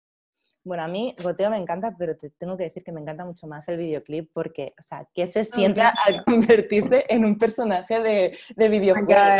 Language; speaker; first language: Spanish; native; Spanish